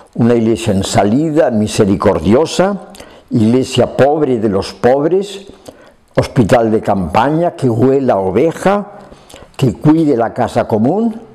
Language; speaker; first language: Spanish; native; Spanish